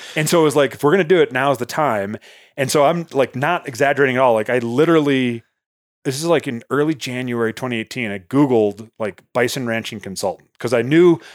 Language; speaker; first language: English; native; English